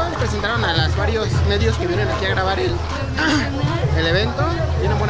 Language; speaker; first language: Spanish; native; Spanish